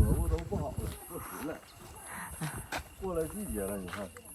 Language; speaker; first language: Chinese; native; Chinese